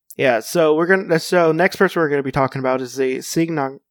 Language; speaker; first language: English; early bilingual, other home language; Spanish